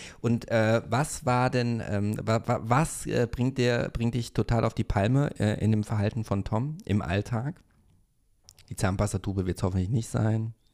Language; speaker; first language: German; native; German